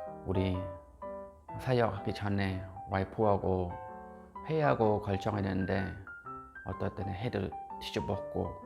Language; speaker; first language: Korean; non-native, fluent; Khmer